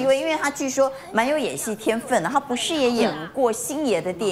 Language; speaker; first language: Chinese; native; Chinese